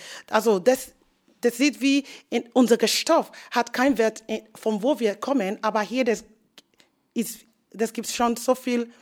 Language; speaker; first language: German; non-native, fluent; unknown